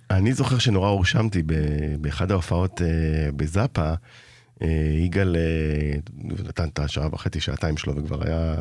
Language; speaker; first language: Hebrew; native; Hebrew